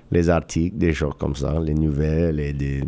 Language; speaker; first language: French; non-native, local second language; English